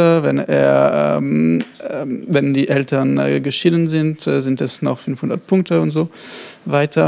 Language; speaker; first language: German; non-native, fluent; French